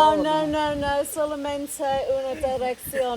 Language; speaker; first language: Spanish; non-native, learner; English